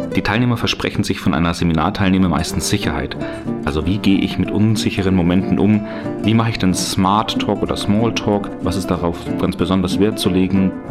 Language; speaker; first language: German; native; German